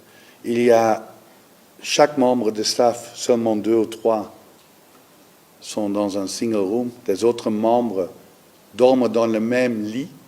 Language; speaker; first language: French; non-native, learner; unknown